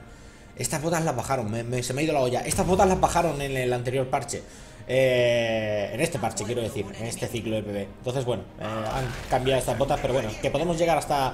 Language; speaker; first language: Spanish; native; Spanish